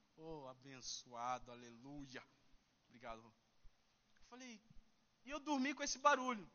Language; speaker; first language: Portuguese; early bilingual, heritage; Portuguese